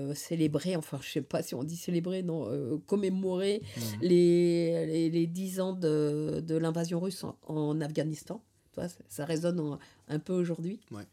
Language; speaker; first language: French; native; French